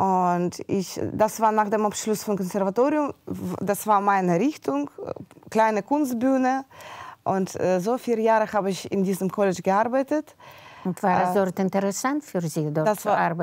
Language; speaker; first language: German; non-native, fluent; Russian